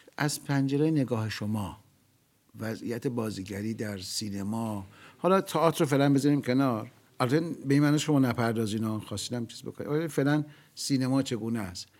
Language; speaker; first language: Persian; native; Persian